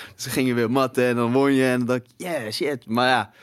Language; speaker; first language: Dutch; native; Dutch